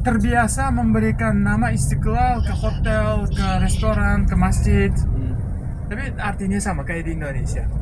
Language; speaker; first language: Indonesian; non-native, fluent; Uzbek